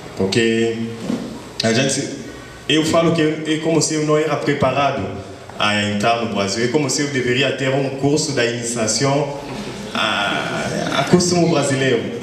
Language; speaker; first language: Portuguese; non-native, fluent; French